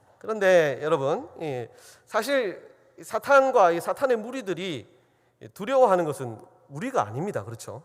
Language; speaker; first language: Korean; native; Korean